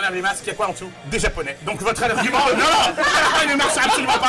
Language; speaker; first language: French; native; French